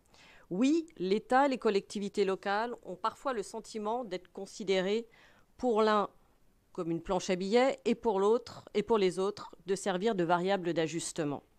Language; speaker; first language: French; native; French